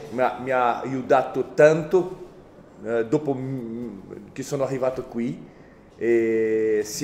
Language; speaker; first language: Italian; non-native, fluent; Portuguese